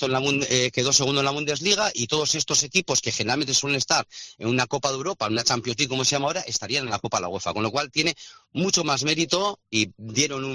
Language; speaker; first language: Spanish; native; Spanish